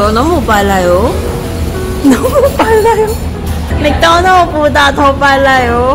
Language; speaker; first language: Korean; non-native, learner; Cantonese